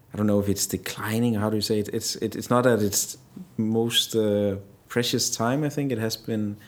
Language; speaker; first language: English; non-native, fluent; Danish